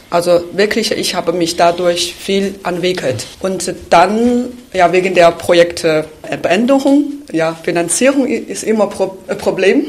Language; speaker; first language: German; non-native, fluent; Chinese